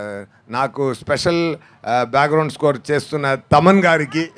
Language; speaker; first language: Telugu; non-native, fluent; Tamil